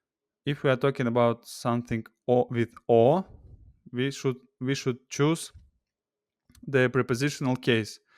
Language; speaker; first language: English; non-native, fluent; Russian